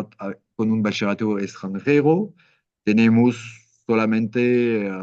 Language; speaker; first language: Spanish; non-native, learner; French